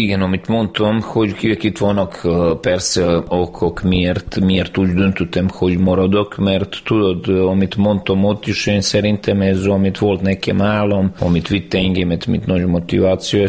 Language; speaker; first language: Hungarian; non-native, fluent; Serbian